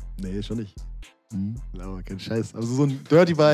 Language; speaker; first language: German; native; German